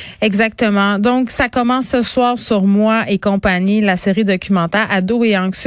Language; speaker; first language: French; native; French